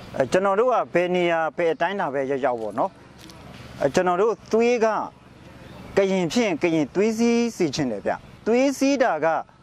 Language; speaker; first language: Burmese; non-native, local second language; Karen languages